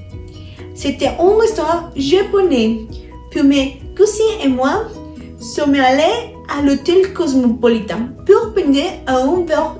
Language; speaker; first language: French; non-native, learner; Spanish